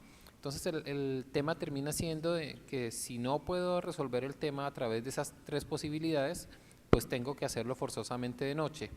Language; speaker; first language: Spanish; native; Spanish